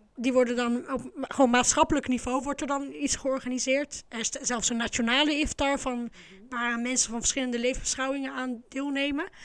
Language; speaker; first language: Dutch; early bilingual, other home language; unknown